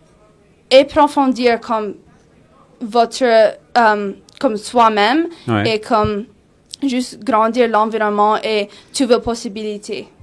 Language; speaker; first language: French; non-native, local second language; English